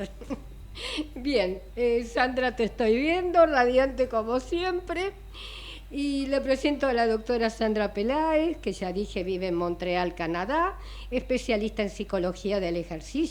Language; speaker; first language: Spanish; native; Spanish